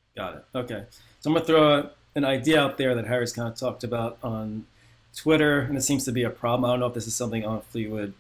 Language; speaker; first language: English; native; English